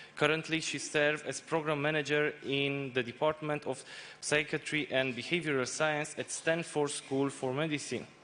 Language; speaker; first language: English; non-native, fluent; Romanian